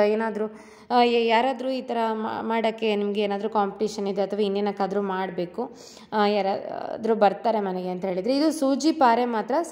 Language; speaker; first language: Kannada; native; Kannada